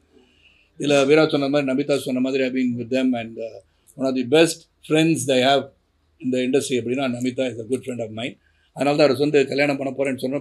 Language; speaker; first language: Tamil; native; Tamil